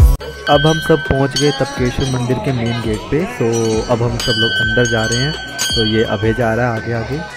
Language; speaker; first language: Hindi; native; Hindi